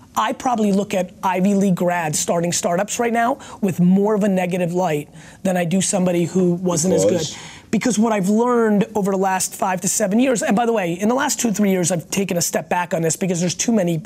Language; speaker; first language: English; early bilingual, other home language; Russian